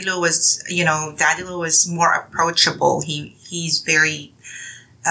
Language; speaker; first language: English; non-native, local second language; Filipino